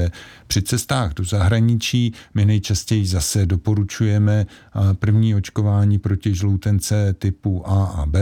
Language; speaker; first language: Czech; native; Czech